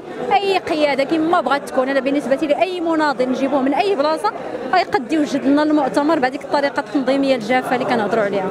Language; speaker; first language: Arabic; native; Arabic